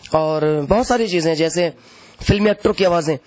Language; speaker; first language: Hindi; native; Hindi